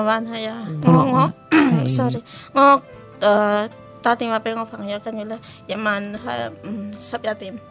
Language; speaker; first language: Chinese; non-native, learner; Indonesian